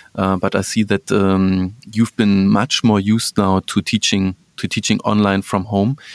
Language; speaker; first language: English; non-native, fluent; German